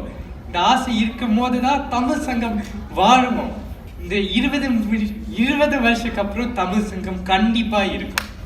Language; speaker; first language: Tamil; early bilingual, heritage; Tamil